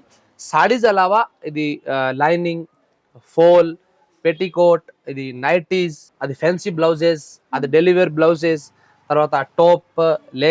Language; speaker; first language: Telugu; non-native, local second language; Hindi